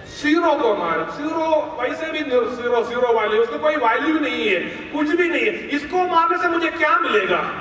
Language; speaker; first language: Hindi; non-native, local second language; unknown